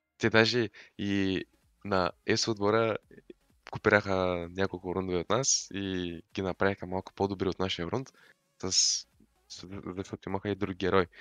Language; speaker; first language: Bulgarian; non-native, local second language; Turkish